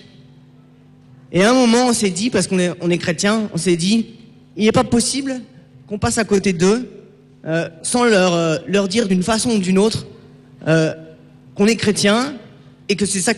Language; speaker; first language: French; native; French